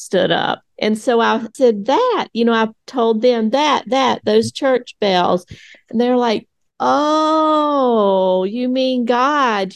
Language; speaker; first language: English; native; English